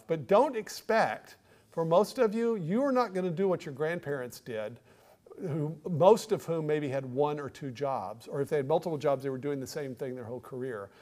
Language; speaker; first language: English; native; English